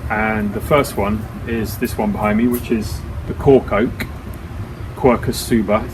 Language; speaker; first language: English; native; English